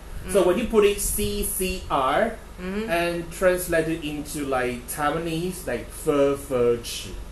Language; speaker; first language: English; non-native, fluent; Chinese